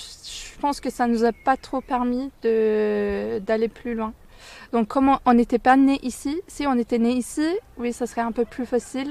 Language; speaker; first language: French; non-native, fluent; Turkish